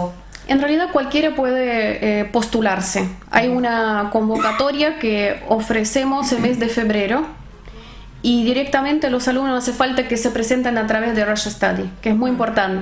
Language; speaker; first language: Spanish; non-native, fluent; Russian